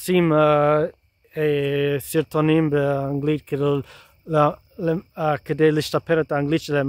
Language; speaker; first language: Hebrew; non-native, fluent; English